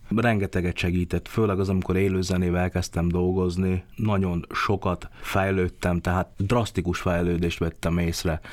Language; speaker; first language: Hungarian; early bilingual, other home language; Vietnamese